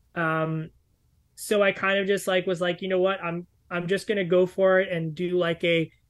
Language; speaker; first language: English; native; English